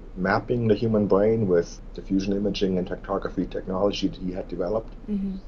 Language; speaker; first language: English; non-native, fluent; German